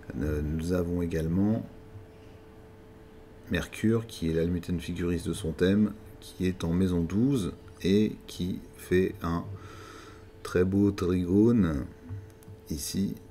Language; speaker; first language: French; native; French